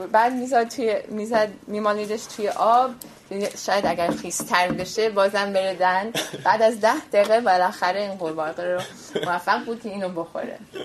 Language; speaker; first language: Persian; early bilingual, heritage; Persian